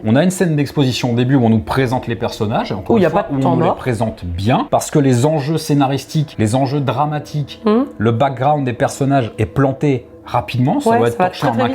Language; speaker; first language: French; native; French